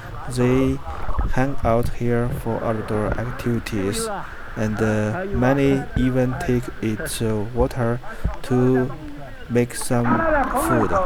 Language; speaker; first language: English; non-native, fluent; Chinese